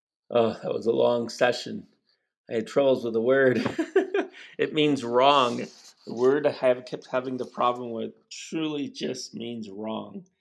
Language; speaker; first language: English; native; English